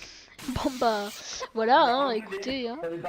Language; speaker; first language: French; native; French